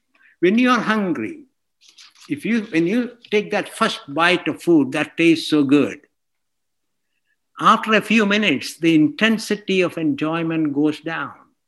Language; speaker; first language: English; non-native, local second language; Malayalam